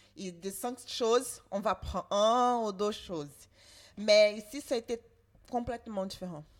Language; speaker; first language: French; non-native, learner; Portuguese